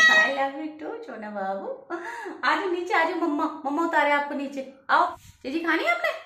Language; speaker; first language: Hindi; native; Hindi